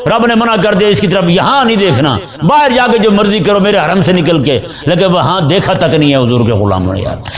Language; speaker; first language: Urdu; non-native, local second language; Punjabi